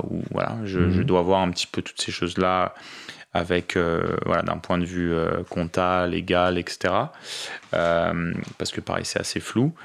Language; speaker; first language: French; native; French